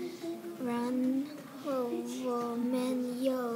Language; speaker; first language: Chinese; non-native, learner; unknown